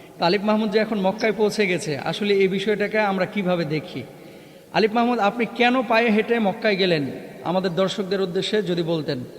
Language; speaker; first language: Bangla; native; Bangla